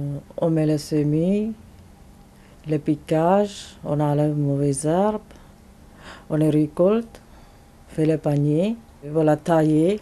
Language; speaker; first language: French; non-native, learner; Tamil